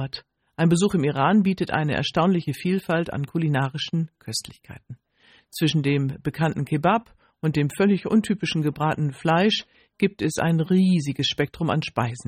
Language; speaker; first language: German; native; German